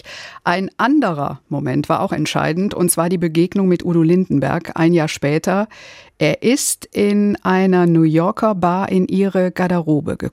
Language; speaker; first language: German; native; German